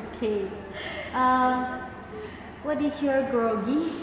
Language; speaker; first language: English; non-native, learner; Indonesian